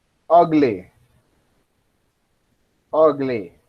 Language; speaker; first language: English; non-native, fluent; Spanish